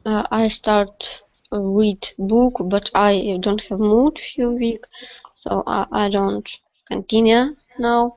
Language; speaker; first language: English; non-native, learner; Russian